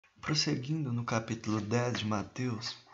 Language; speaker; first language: Portuguese; native; Portuguese